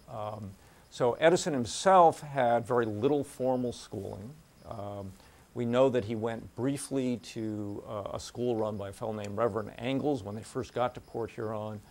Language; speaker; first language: English; native; English